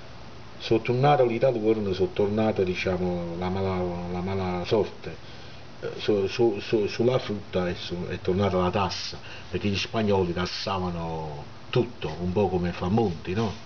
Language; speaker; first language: Italian; native; Italian